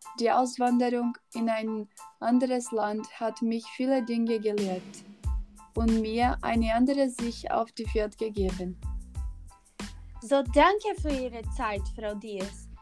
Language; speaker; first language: German; non-native, learner; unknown